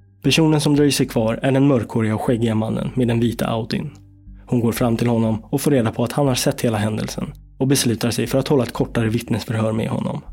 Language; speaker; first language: Swedish; native; Swedish